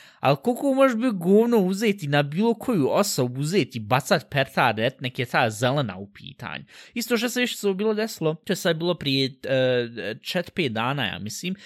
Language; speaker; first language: Bosnian; early bilingual, heritage; Bosnian